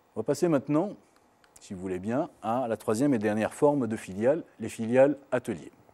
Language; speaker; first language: French; non-native, local second language; Arabic